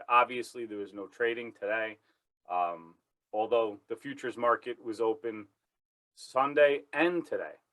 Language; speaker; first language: English; native; English